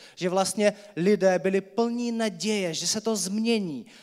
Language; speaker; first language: Czech; non-native, fluent; Russian